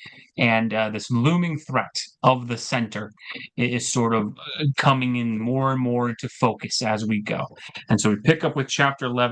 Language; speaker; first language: English; native; English